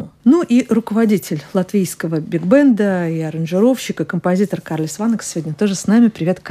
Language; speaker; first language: Russian; native; Russian